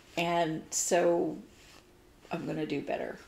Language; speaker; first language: English; native; English